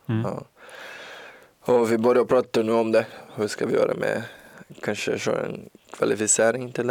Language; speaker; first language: Swedish; non-native, learner; Portuguese